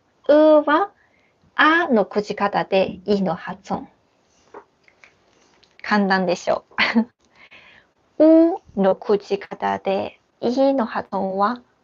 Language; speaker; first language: Japanese; non-native, fluent; Chinese